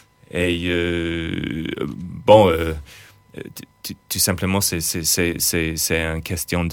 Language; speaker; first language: French; non-native, fluent; English